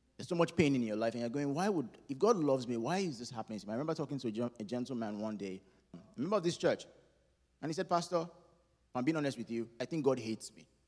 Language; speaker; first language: English; non-native, local second language; Yoruba